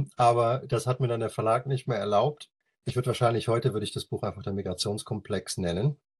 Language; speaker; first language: German; native; German